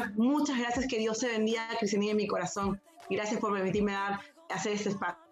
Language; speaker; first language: Spanish; native; Spanish